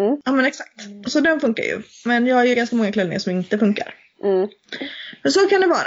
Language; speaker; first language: Swedish; native; Swedish